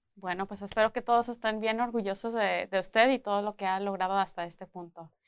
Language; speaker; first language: Spanish; early bilingual, heritage; Spanish